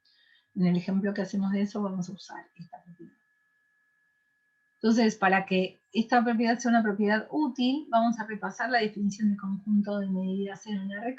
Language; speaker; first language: Spanish; native; Spanish